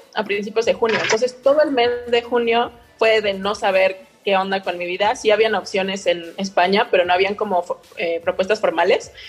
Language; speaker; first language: Spanish; native; Spanish